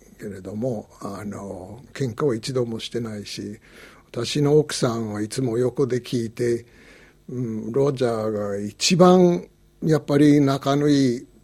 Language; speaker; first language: Japanese; non-native, fluent; English